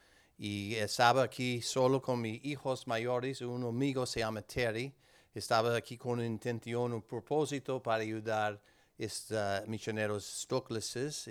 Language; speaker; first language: Spanish; non-native, learner; English